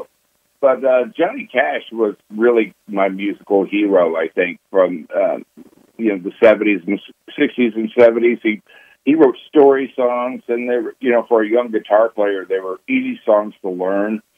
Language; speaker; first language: English; native; English